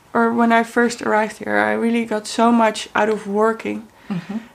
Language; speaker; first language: English; non-native, fluent; Dutch